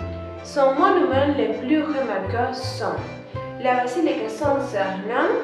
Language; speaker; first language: French; non-native, learner; Spanish